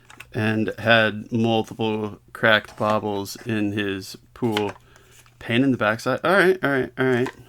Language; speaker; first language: English; native; English